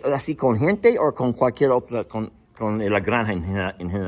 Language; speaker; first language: Spanish; non-native, learner; English